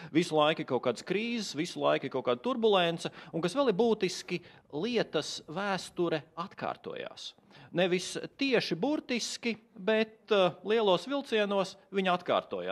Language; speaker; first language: Latvian; native; Latvian